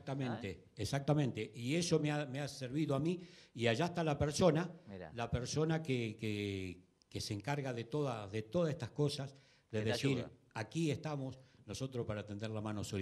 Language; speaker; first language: Spanish; native; Spanish